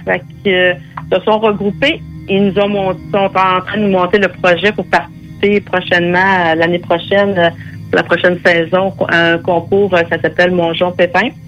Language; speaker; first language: French; native; French